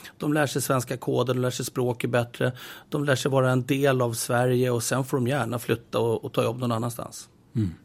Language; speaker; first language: Swedish; native; Swedish